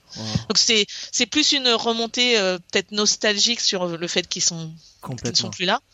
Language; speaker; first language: French; native; French